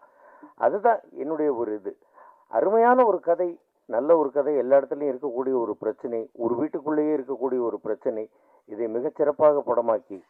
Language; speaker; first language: Tamil; native; Tamil